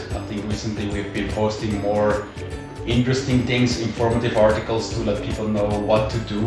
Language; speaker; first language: English; non-native, fluent; Dutch